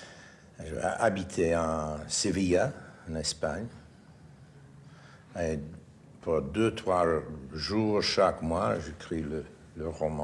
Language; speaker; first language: French; non-native, fluent; English